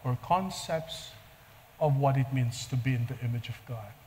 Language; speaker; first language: English; non-native, local second language; Filipino